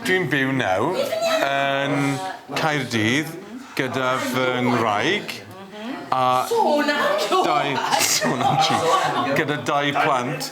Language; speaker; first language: Welsh; non-native, learner; English